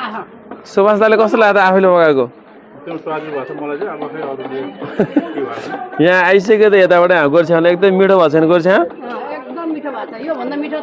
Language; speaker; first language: Nepali; non-native, local second language; Eastern Tamang